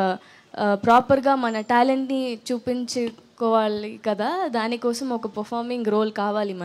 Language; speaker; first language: Telugu; non-native, fluent; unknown